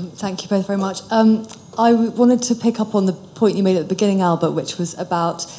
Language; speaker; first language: English; native; English